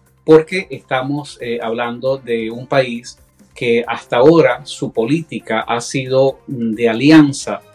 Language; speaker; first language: Spanish; native; Spanish